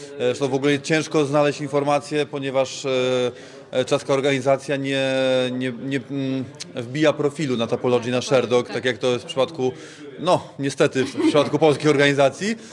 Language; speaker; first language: Polish; native; Polish